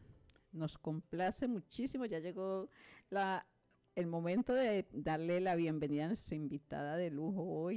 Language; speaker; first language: Spanish; native; Spanish